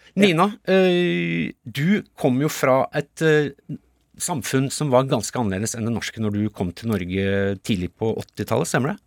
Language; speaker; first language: Norwegian; native; Norwegian